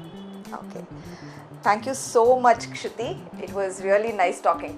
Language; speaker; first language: Kannada; native; Kannada